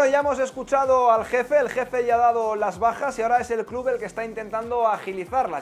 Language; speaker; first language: Spanish; native; Spanish